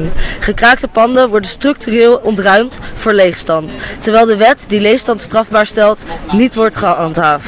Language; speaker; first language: Dutch; native; Dutch